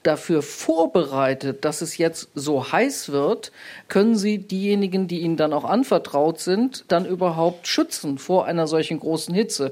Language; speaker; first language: German; native; German